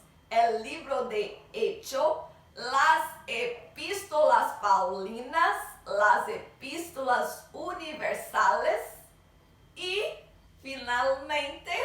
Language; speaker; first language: Spanish; non-native, learner; Portuguese